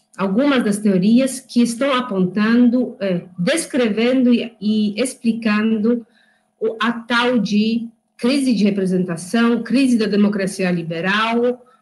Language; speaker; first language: Portuguese; non-native, fluent; Polish